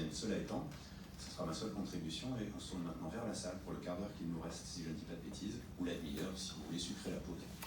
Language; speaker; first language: French; native; French